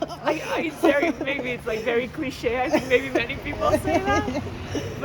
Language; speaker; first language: English; non-native, fluent; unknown